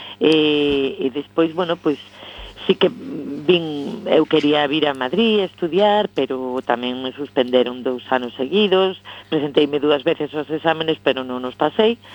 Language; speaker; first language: Galician; non-native, local second language; Spanish